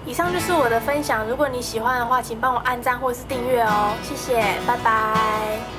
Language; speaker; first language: Chinese; native; Chinese